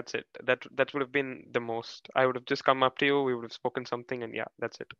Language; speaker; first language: English; non-native, local second language; Tamil